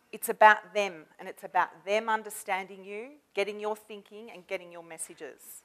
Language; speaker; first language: English; native; English